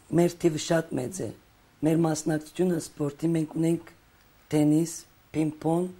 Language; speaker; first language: Armenian; early bilingual, heritage; Armenian